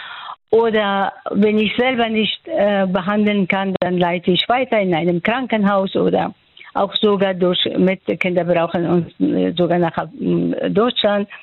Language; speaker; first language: German; non-native, fluent; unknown